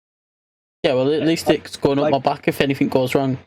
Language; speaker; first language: English; native; English